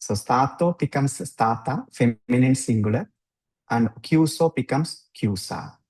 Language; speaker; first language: Italian; non-native, fluent; Tamil